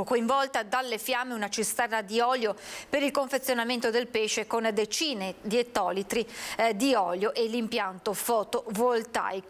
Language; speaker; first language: Italian; native; Italian